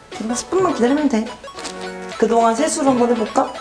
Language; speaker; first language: Korean; native; Korean